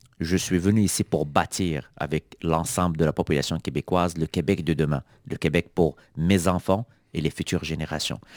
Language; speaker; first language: French; non-native, local second language; Arabic